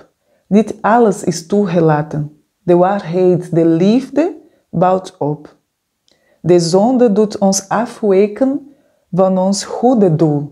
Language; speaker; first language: Dutch; non-native, fluent; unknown